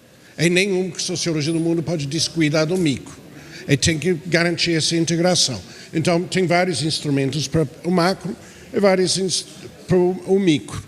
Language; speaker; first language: Portuguese; non-native, fluent; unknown